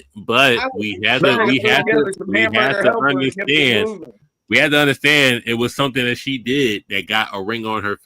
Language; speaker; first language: English; native; English